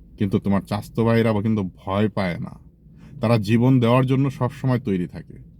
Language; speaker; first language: Bangla; native; Bangla